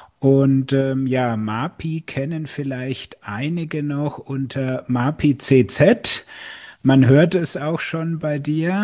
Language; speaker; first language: German; native; German